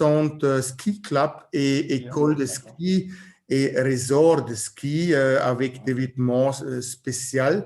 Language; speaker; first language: French; non-native, learner; German